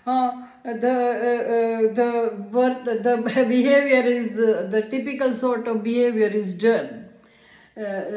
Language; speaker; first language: English; non-native, local second language; Gujarati